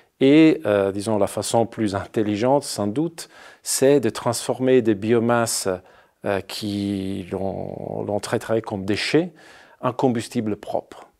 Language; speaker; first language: French; non-native, fluent; Italian